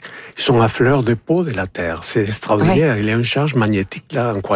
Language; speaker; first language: French; non-native, fluent; Spanish